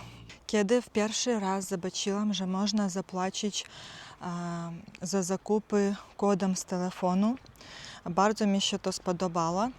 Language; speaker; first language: Polish; non-native, fluent; Ukrainian